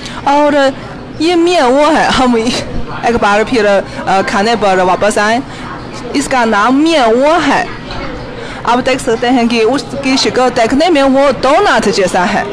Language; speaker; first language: Hindi; non-native, fluent; Chinese